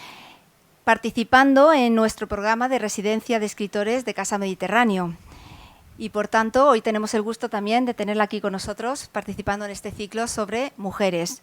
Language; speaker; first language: Spanish; native; Spanish